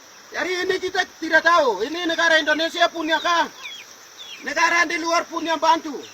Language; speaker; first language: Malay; non-native, local second language; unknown